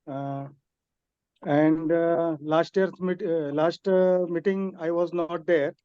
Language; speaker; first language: English; non-native, local second language; Hindi